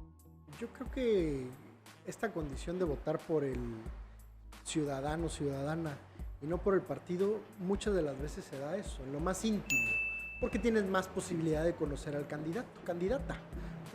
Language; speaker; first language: Spanish; native; Spanish